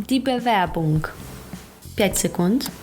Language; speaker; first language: German; non-native, fluent; Ukrainian